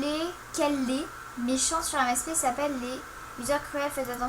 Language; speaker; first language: French; native; French